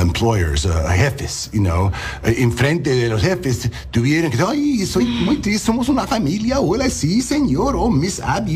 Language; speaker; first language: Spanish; non-native, learner; English